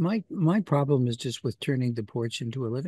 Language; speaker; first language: English; native; English